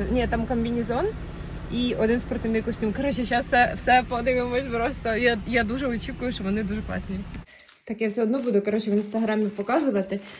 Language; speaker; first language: Ukrainian; native; Ukrainian